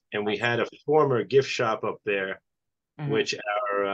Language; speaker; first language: English; native; English